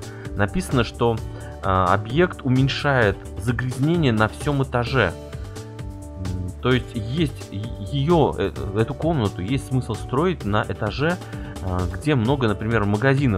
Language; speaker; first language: Russian; native; Russian